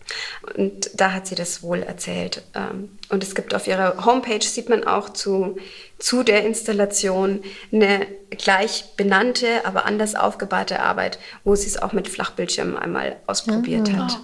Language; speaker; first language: German; native; German